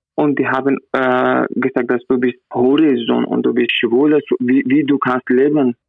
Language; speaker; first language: German; non-native, learner; Arabic